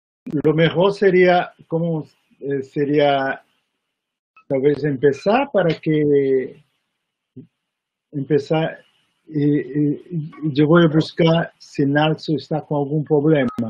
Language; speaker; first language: Spanish; non-native, fluent; Portuguese